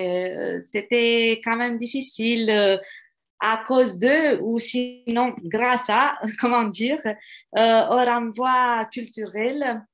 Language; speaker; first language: French; non-native, fluent; Romanian